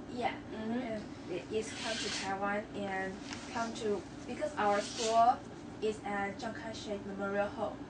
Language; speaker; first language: English; non-native, local second language; Chinese